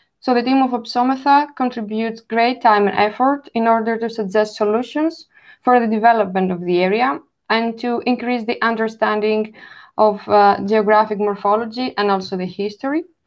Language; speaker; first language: English; non-native, fluent; Greek